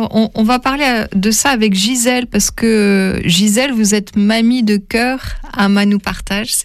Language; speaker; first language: French; native; French